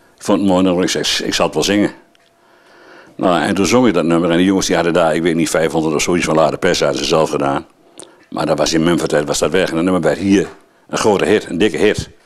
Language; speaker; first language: Dutch; native; Dutch